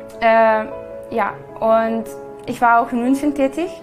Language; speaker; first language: German; non-native, fluent; Serbian